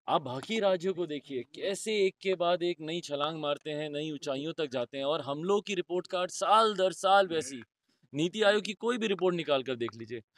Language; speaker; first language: Hindi; native; Hindi